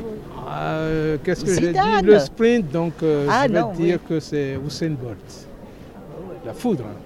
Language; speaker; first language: French; native; French